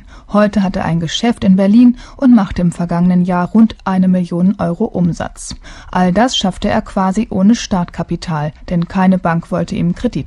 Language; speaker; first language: German; native; German